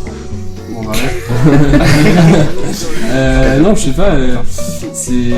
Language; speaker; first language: French; native; French